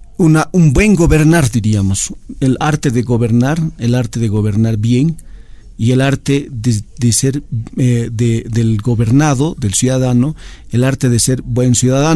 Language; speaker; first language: Spanish; native; Spanish